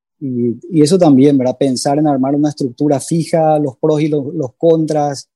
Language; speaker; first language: Spanish; native; Spanish